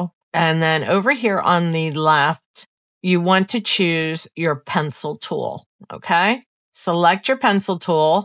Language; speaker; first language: English; native; English